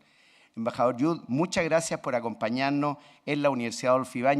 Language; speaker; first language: Spanish; native; Spanish